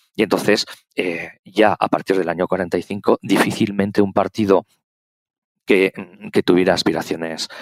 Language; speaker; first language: Spanish; native; Spanish